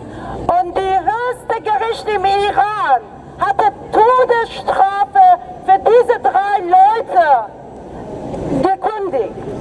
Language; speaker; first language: German; non-native, fluent; Persian